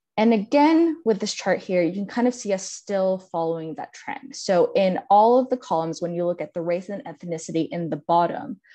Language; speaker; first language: English; native; English